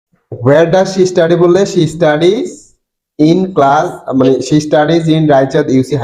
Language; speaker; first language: English; non-native, fluent; Bangla